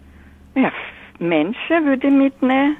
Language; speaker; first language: German; non-native, fluent; Norwegian